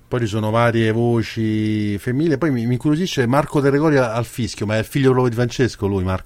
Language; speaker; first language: Italian; native; Italian